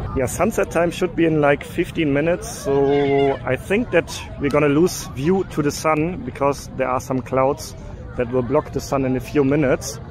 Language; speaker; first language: English; non-native, fluent; German